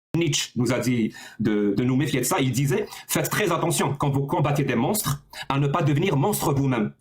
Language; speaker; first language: French; non-native, local second language; Arabic